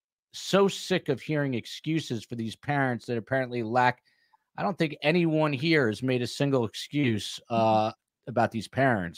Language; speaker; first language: English; native; English